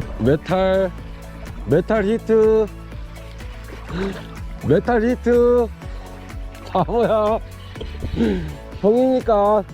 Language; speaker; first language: Korean; native; Korean